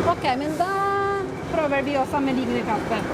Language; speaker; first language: Norwegian; non-native, fluent; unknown